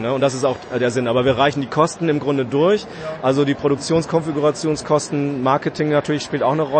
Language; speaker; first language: German; native; German